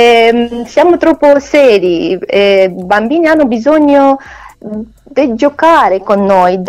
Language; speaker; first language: Italian; non-native, learner; Romanian